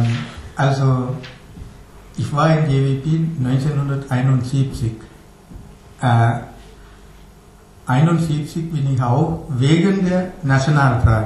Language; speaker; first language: German; non-native, fluent; Tamil